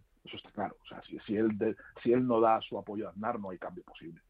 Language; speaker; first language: Spanish; native; Spanish